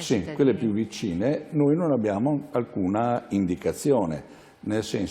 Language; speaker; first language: Italian; native; Italian